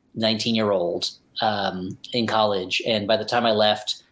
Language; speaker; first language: English; native; English